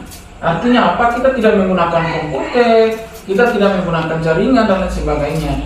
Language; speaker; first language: Indonesian; native; Indonesian